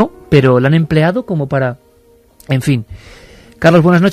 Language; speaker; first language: Spanish; native; Spanish